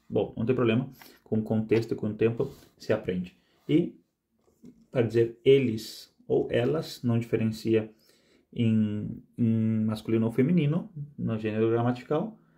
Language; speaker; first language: Portuguese; non-native, fluent; Spanish